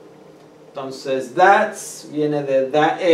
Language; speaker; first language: Spanish; early bilingual, heritage; Spanish